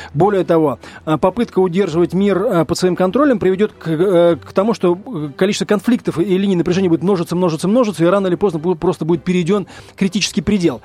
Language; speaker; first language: Russian; native; Russian